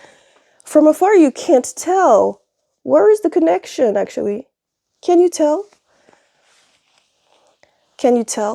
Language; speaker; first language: English; non-native, fluent; French